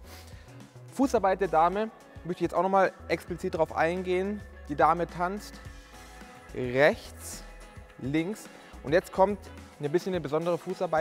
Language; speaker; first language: German; native; German